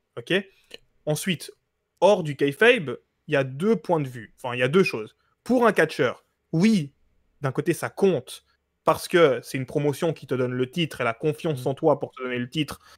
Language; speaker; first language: French; early bilingual, other home language; Portuguese